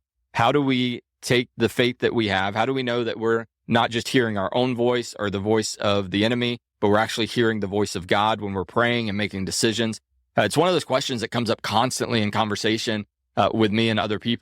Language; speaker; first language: English; native; English